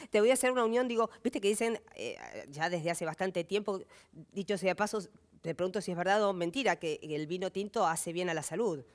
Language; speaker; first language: Spanish; native; Spanish